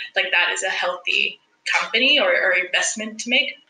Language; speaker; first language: English; non-native, fluent; Spanish